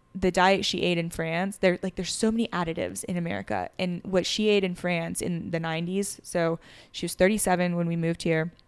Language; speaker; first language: English; early bilingual, other home language; French